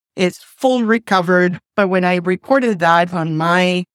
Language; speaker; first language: English; non-native, fluent; Spanish